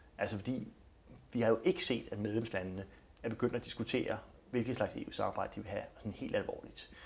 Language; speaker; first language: Danish; native; Danish